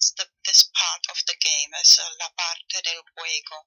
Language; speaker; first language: Spanish; non-native, fluent; German